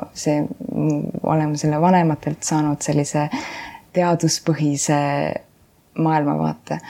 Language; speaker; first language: Estonian; native; Estonian